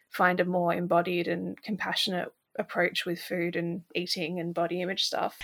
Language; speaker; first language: English; native; English